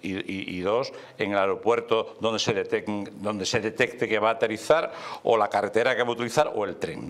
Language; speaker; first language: Spanish; native; Spanish